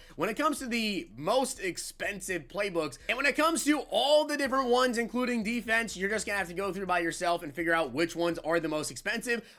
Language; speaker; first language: English; native; English